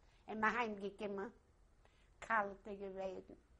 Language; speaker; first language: German; non-native, learner; Yiddish